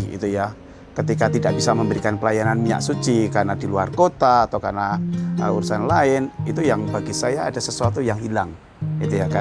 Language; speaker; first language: Indonesian; non-native, local second language; Javanese